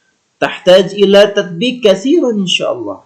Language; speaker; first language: Arabic; non-native, fluent; Indonesian